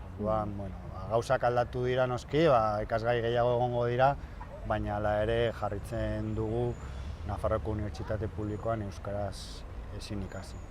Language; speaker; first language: Basque; non-native, local second language; Spanish